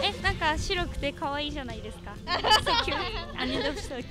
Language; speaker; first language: Japanese; native; Japanese